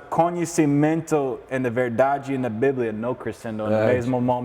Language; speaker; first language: Portuguese; non-native, learner; English